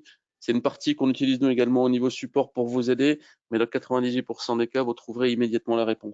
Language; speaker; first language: French; native; French